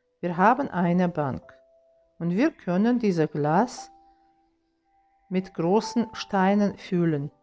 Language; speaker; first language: German; non-native, fluent; Russian